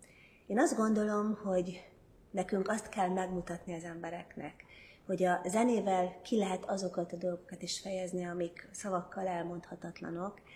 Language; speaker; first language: Hungarian; native; Hungarian